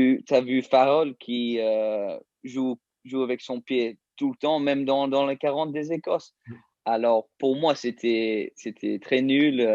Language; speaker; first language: French; early bilingual, heritage; English